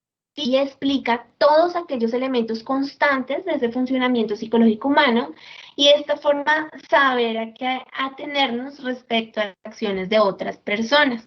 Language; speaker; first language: Spanish; native; Spanish